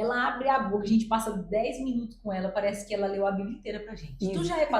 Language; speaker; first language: Portuguese; native; Portuguese